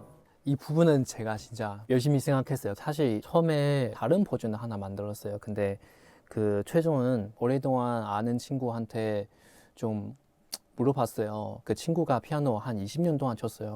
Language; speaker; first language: Korean; non-native, fluent; Chinese